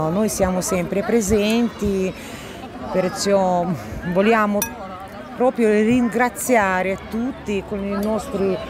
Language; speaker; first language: Italian; non-native, learner; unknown